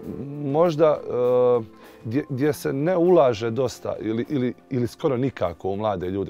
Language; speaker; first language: Bosnian; native; Bosnian